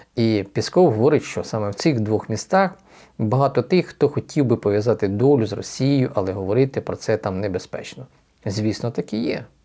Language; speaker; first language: Ukrainian; native; Ukrainian